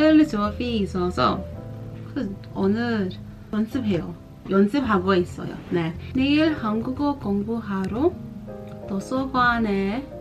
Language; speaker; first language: Korean; non-native, learner; English